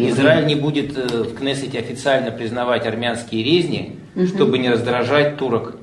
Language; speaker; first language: Russian; native; Russian